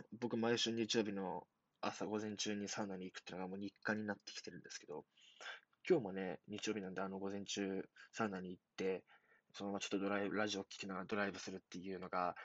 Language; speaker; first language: Japanese; native; Japanese